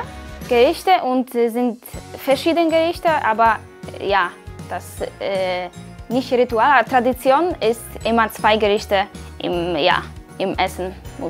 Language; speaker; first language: German; non-native, learner; Polish